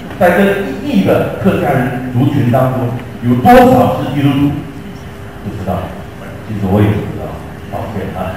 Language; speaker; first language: Chinese; non-native, local second language; Hakka Chinese